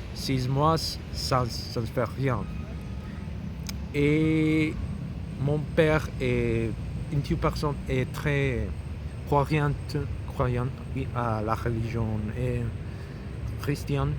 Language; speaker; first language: French; non-native, learner; Spanish